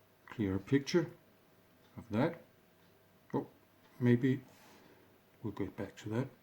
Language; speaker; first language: English; non-native, fluent; Danish